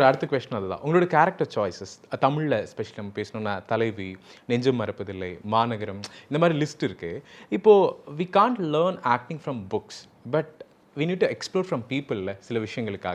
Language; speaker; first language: Tamil; native; Tamil